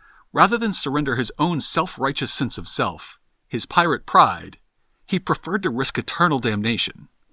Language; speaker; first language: English; native; English